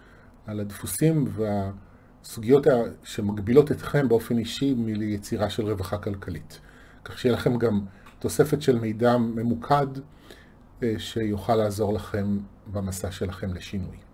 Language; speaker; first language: Hebrew; native; Hebrew